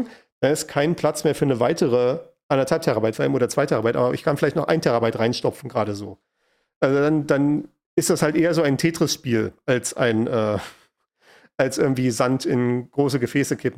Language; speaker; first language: German; native; German